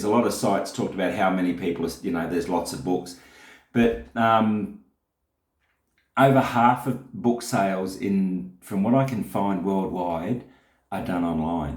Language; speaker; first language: English; native; English